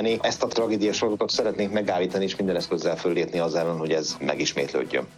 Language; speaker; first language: Hungarian; native; Hungarian